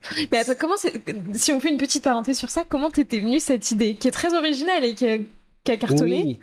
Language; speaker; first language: French; native; French